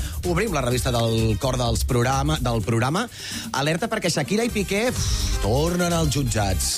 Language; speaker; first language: Catalan; native; Catalan